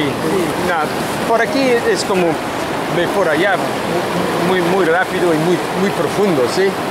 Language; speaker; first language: Spanish; non-native, learner; English